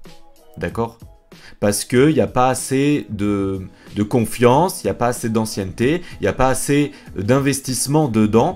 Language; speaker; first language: French; native; French